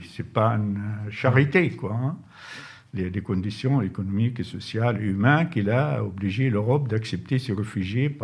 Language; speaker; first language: French; non-native, fluent; Arabic